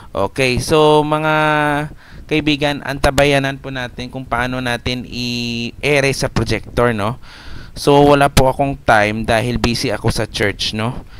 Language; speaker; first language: Filipino; non-native, local second language; Hiligaynon